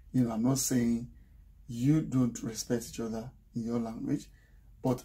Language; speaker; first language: English; non-native, local second language; Yoruba